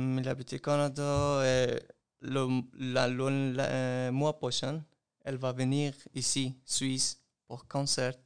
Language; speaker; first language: French; non-native, learner; Persian